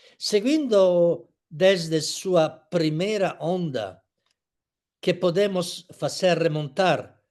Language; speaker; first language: Portuguese; non-native, learner; Italian